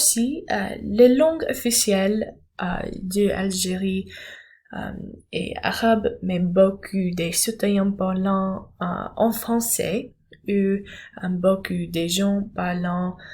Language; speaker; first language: French; non-native, learner; English